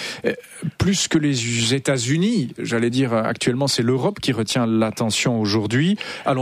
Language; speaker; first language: French; native; French